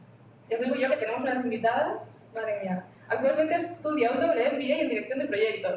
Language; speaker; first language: Spanish; native; Spanish